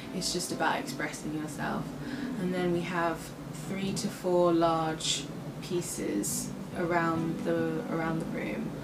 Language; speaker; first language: English; native; English